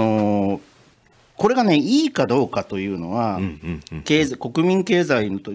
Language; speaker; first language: Japanese; native; Japanese